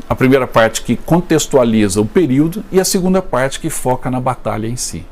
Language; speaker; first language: Portuguese; native; Portuguese